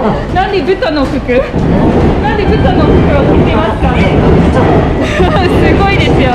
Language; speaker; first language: Japanese; non-native, learner; English